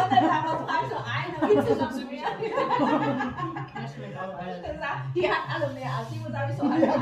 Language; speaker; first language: German; non-native, fluent; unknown